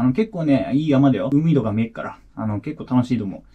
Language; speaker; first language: Japanese; native; Japanese